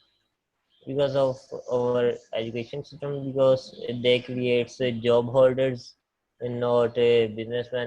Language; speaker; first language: English; non-native, learner; Punjabi